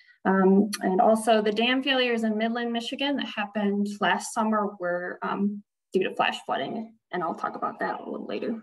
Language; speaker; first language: English; native; English